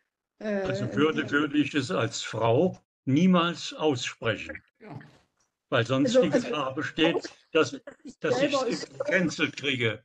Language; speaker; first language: German; native; German